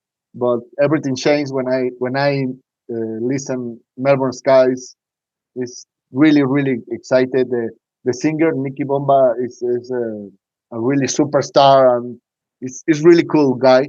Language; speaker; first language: English; non-native, learner; Spanish